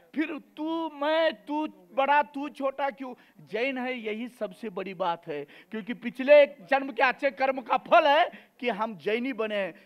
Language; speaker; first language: Hindi; native; Hindi